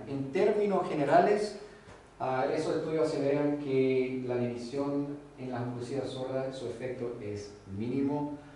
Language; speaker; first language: Spanish; non-native, fluent; English